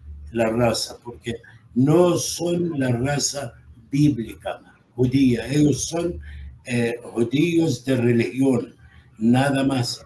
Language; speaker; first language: Spanish; non-native, fluent; Arabic